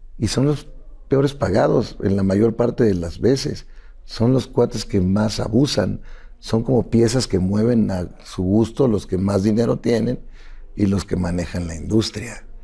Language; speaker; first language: Spanish; native; Spanish